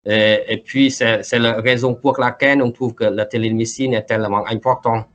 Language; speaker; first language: French; non-native, learner; Vietnamese